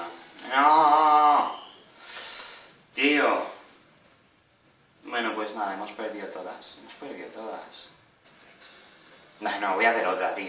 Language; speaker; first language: Spanish; native; Spanish